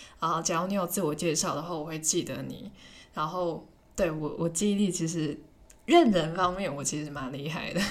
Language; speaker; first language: Chinese; non-native, local second language; Cantonese